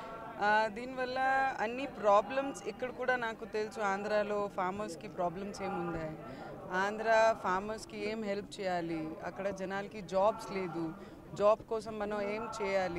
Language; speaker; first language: Telugu; non-native, learner; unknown